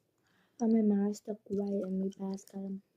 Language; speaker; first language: Dutch; non-native, learner; Afrikaans